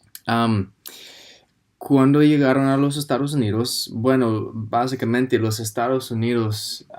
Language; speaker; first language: Spanish; non-native, fluent; English